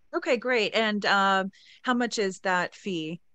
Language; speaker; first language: English; native; English